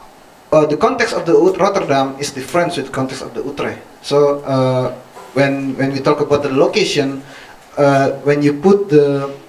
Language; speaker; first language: English; non-native, fluent; Indonesian